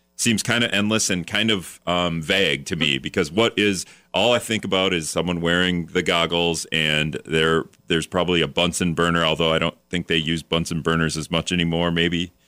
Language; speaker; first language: English; native; English